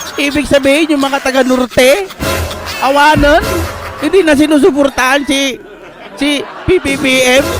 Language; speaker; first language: Filipino; non-native, local second language; Iloko